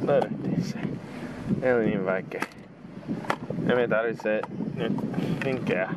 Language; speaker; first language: Finnish; non-native, learner; English